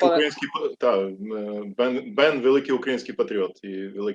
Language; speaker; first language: Ukrainian; non-native, fluent; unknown